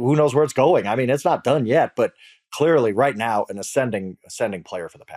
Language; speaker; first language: English; native; English